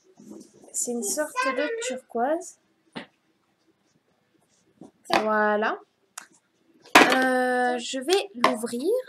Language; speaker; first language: French; native; French